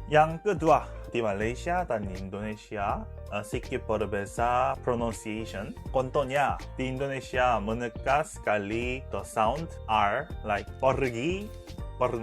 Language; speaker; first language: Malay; non-native, learner; English